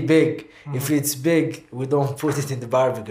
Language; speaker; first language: English; non-native, learner; Arabic